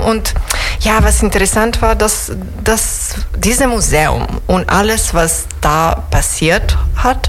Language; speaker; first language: German; non-native, fluent; Serbian